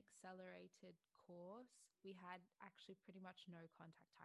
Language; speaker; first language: English; native; English